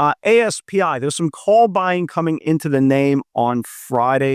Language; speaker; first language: English; native; English